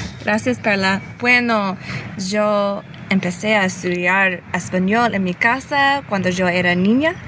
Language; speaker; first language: Spanish; early bilingual, heritage; English